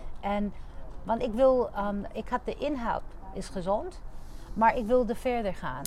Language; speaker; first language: Dutch; non-native, fluent; English